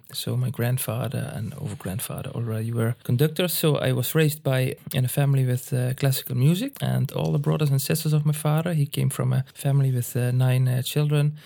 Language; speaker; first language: English; non-native, fluent; Dutch